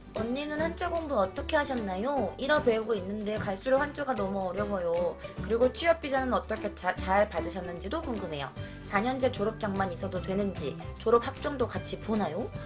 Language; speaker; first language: Korean; native; Korean